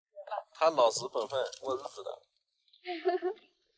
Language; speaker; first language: Chinese; native; Chinese